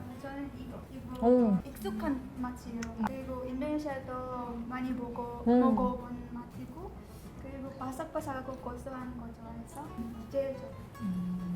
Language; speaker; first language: Korean; non-native, fluent; Indonesian